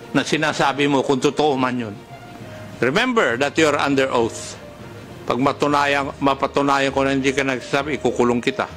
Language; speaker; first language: Filipino; native; Filipino